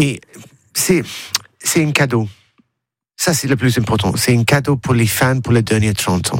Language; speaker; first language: French; non-native, learner; English